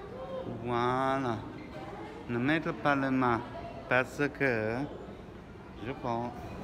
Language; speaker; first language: French; non-native, learner; Italian